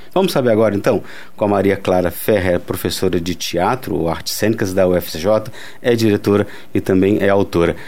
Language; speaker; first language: Portuguese; native; Portuguese